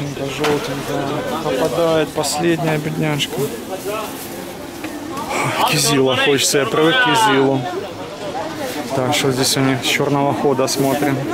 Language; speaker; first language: Russian; native; Russian